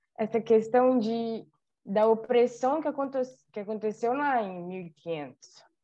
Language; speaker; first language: Portuguese; native; Portuguese